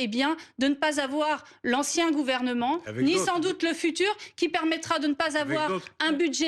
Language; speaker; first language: French; native; French